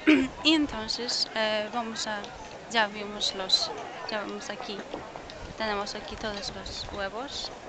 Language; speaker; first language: Spanish; non-native, fluent; Polish